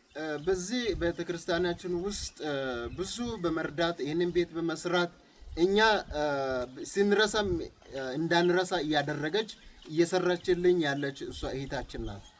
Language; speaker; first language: Amharic; non-native, local second language; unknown